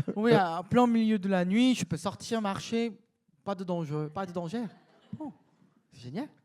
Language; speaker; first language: French; non-native, fluent; Korean